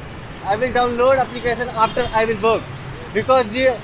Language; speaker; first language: English; non-native, learner; Hindi